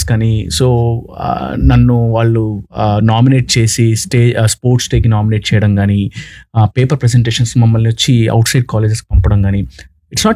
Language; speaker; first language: Telugu; non-native, local second language; Tamil